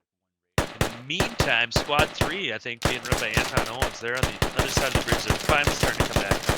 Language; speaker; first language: English; native; English